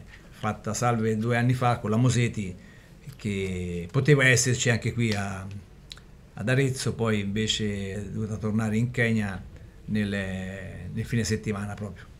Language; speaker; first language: Italian; native; Italian